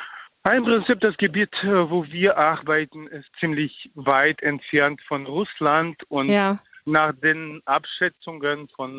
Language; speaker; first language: German; non-native, fluent; Ukrainian